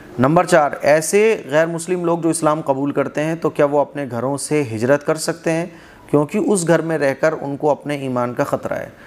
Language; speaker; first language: Urdu; native; Urdu